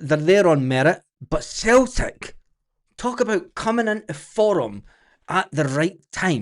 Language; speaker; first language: English; native; English